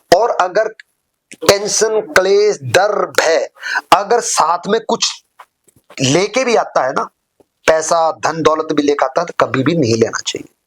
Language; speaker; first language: Hindi; native; Hindi